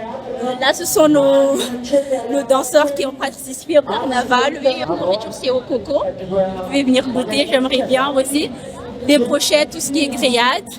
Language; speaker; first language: French; non-native, local second language; Malagasy